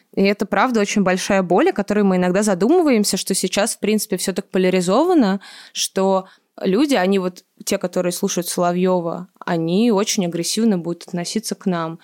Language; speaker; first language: Russian; native; Russian